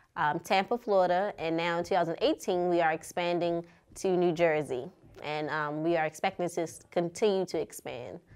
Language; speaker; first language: English; native; English